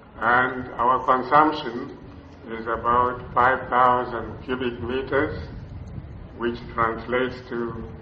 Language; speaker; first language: English; non-native, local second language; Luyia